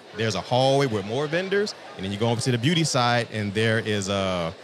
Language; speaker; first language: English; native; English